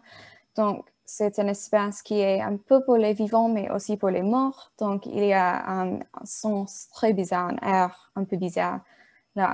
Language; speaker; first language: French; non-native, learner; English